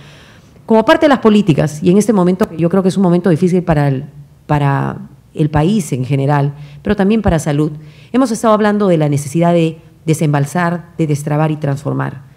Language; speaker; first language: Spanish; native; Spanish